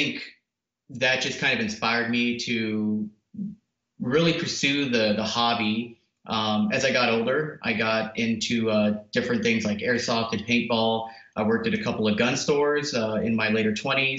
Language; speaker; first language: English; native; English